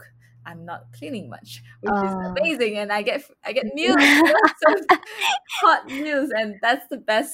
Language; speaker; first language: English; non-native, local second language; Chinese